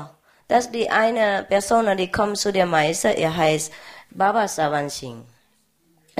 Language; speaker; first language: German; non-native, learner; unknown